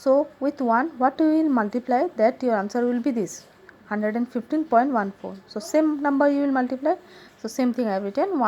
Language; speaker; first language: English; non-native, local second language; Assamese